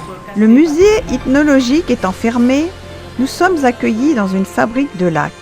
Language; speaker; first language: French; native; French